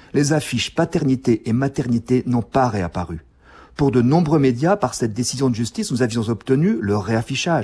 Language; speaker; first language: French; native; French